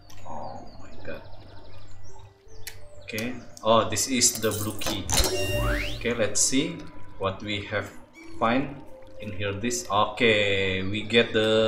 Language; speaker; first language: English; non-native, learner; Indonesian